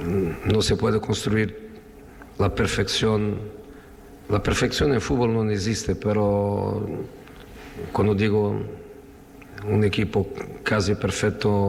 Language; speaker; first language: Spanish; non-native, fluent; Italian